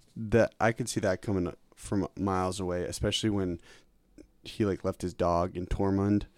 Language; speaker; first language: English; native; English